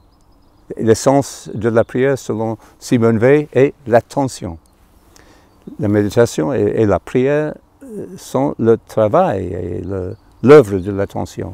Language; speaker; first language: French; non-native, fluent; English